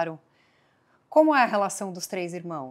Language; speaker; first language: Portuguese; native; Portuguese